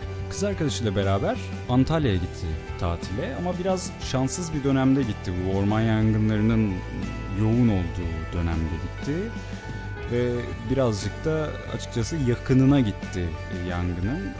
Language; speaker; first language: Turkish; native; Turkish